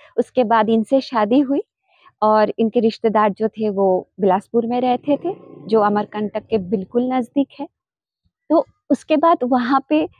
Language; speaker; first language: Hindi; non-native, local second language; Bangla